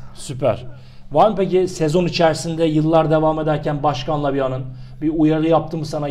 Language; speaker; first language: Turkish; native; Turkish